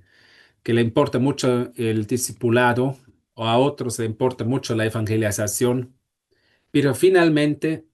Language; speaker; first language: Spanish; non-native, fluent; German